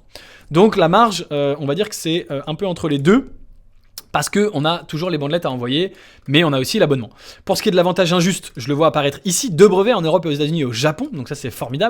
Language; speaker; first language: French; native; French